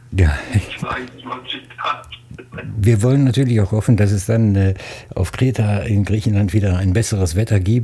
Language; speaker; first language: German; native; German